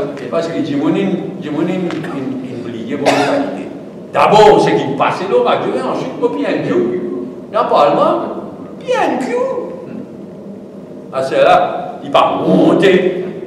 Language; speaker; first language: French; non-native, local second language; Morisyen